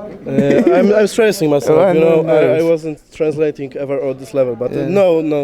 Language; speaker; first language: English; non-native, fluent; Polish